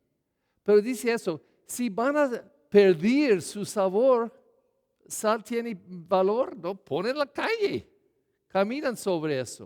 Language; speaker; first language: Spanish; non-native, fluent; English